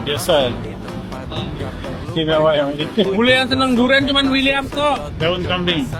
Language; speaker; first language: Indonesian; non-native, learner; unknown